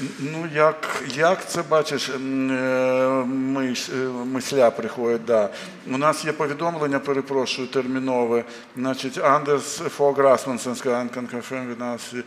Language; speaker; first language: Ukrainian; non-native, local second language; Russian